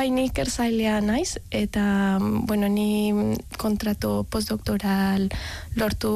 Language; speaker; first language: Basque; non-native, learner; Spanish